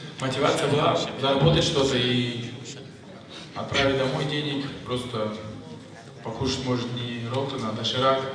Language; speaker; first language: Russian; non-native, local second language; Uzbek